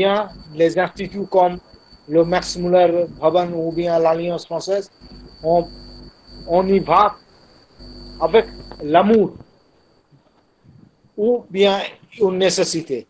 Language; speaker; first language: French; non-native, fluent; Bangla